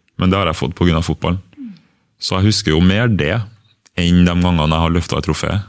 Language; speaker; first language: Norwegian; early bilingual, other home language; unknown